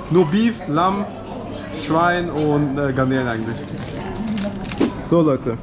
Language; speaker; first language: German; native; German